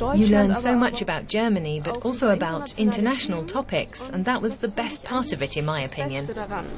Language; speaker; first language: English; non-native, fluent; Turkish